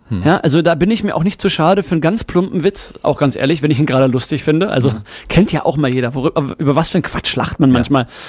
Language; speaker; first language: German; native; German